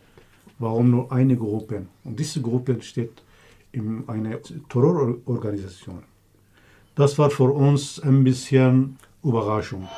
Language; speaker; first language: German; non-native, learner; Kurdish